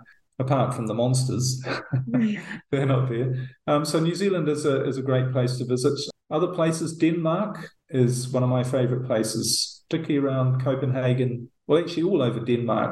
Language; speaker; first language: English; native; English